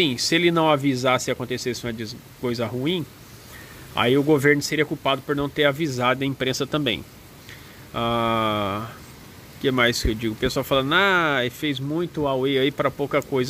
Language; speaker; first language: Portuguese; native; Portuguese